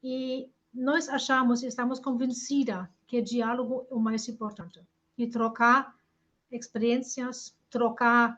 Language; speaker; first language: Portuguese; non-native, fluent; German